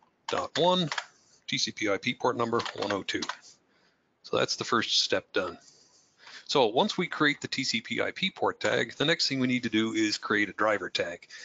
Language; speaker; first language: English; native; English